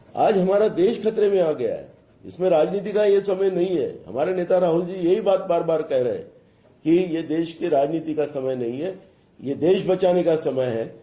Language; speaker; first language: Hindi; non-native, local second language; Marathi